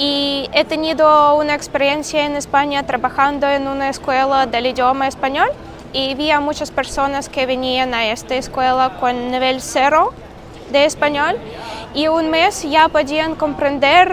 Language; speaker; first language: Spanish; non-native, fluent; Russian